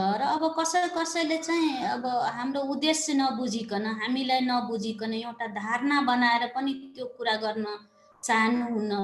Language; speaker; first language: Nepali; non-native, local second language; Maithili